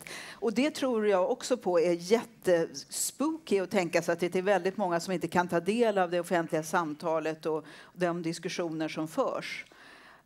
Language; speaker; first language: Swedish; native; Swedish